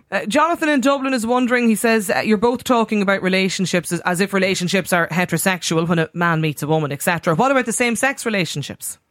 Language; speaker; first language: English; native; English